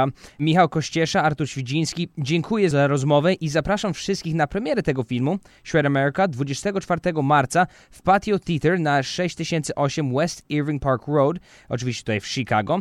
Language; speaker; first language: Polish; native; Polish